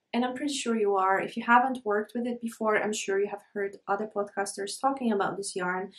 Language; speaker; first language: English; non-native, fluent; Polish